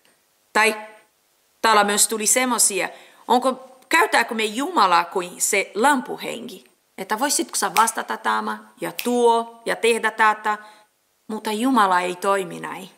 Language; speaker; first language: Finnish; non-native, learner; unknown